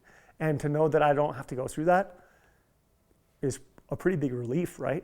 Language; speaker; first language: English; native; English